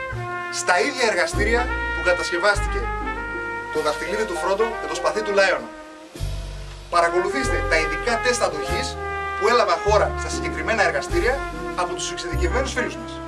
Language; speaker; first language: Greek; native; Greek